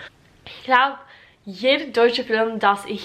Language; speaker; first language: German; non-native, learner; English